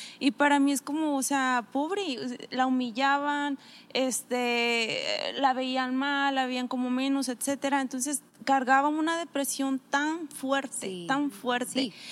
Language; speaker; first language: Spanish; native; Spanish